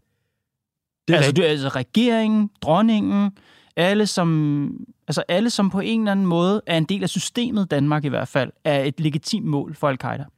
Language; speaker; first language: Danish; native; Danish